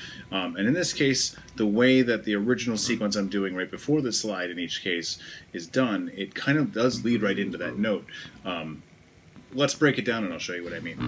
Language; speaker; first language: English; native; English